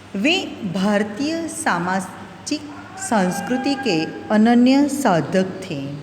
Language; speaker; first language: Hindi; non-native, local second language; Gujarati